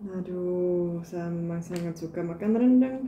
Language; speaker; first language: Indonesian; non-native, fluent; Czech